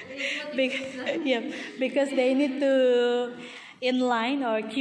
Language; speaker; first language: English; non-native, fluent; Indonesian